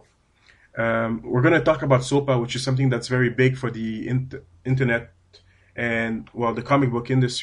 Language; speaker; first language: English; non-native, fluent; French